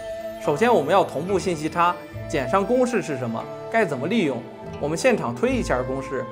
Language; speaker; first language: Chinese; native; Chinese